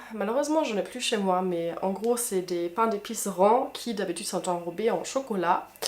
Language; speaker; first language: French; non-native, fluent; German